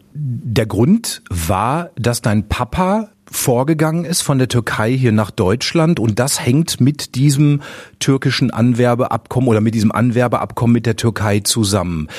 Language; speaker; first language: German; native; German